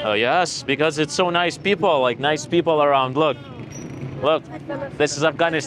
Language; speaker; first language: English; non-native, learner; Lithuanian